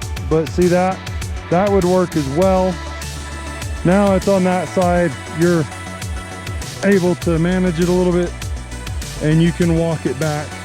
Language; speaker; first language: English; native; English